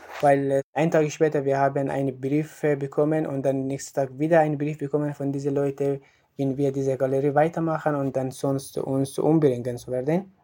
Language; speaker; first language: German; non-native, learner; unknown